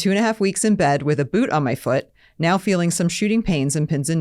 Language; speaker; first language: English; native; English